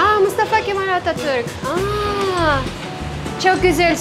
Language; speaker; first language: Turkish; non-native, learner; Kazakh